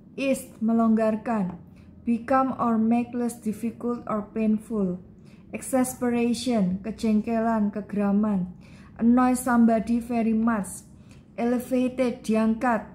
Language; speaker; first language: English; non-native, learner; Indonesian